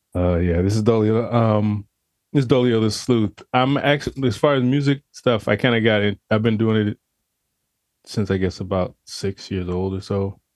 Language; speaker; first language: English; native; English